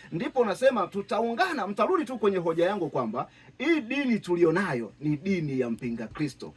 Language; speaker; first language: Swahili; native; Swahili